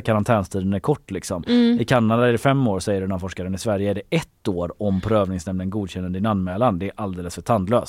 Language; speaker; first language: Swedish; native; Swedish